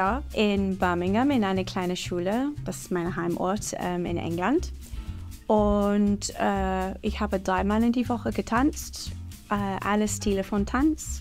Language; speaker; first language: German; non-native, fluent; English